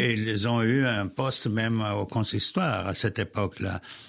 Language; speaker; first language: French; non-native, fluent; Spanish